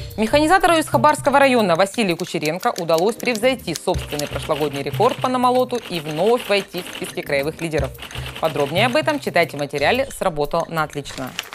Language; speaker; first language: Russian; native; Russian